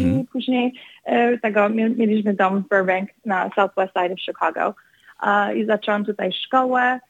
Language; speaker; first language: Polish; early bilingual, other home language; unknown